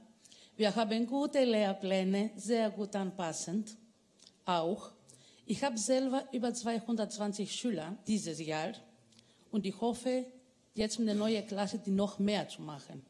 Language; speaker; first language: German; non-native, fluent; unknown